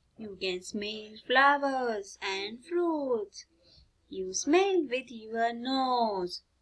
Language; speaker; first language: English; non-native, local second language; Marathi